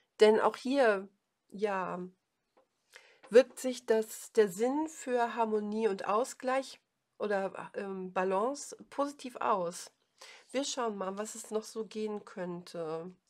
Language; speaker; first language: German; native; German